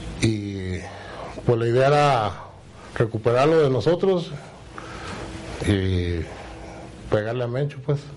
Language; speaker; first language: Spanish; native; Spanish